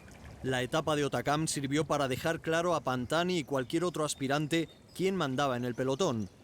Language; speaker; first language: Spanish; native; Spanish